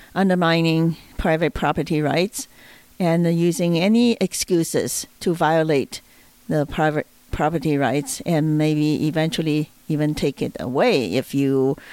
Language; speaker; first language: English; non-native, fluent; Chinese